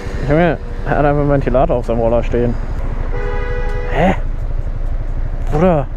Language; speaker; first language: German; native; German